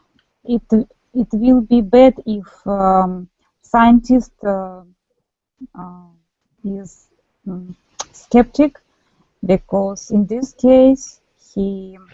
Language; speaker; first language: English; non-native, learner; Russian